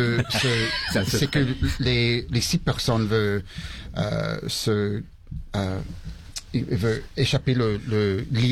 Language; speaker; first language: French; early bilingual, heritage; English